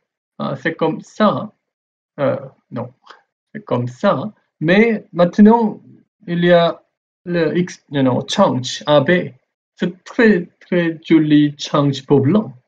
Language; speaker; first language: French; non-native, learner; Korean